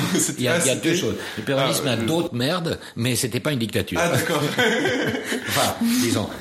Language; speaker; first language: French; non-native, fluent; Spanish